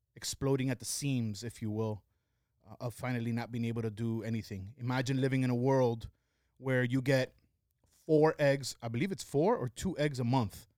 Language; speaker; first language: English; early bilingual, other home language; Spanish